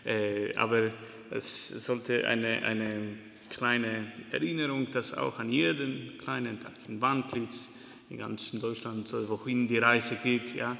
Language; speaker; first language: German; non-native, fluent; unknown